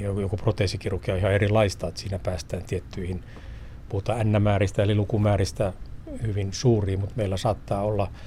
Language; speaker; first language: Finnish; native; Finnish